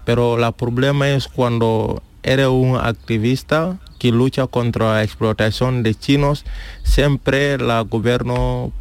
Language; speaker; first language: Spanish; non-native, learner; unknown